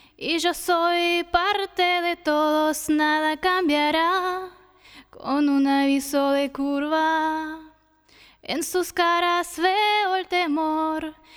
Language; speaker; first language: Spanish; non-native, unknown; Russian